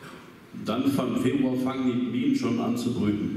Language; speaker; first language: German; native; German